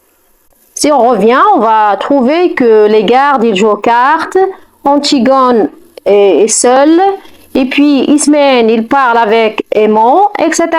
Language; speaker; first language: French; non-native, fluent; Arabic